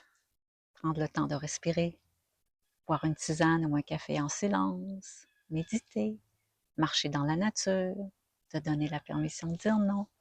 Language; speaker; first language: French; native; French